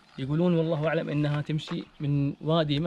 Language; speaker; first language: Arabic; native; Arabic